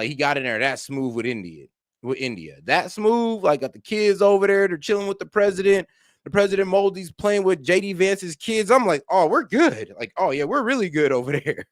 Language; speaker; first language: English; native; English